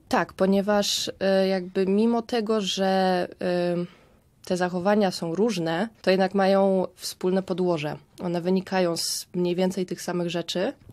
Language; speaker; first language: Polish; native; Polish